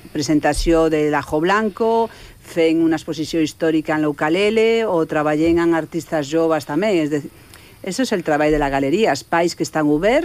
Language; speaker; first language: Catalan; non-native, local second language; Spanish